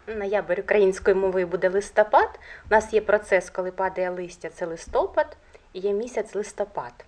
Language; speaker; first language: Ukrainian; native; Ukrainian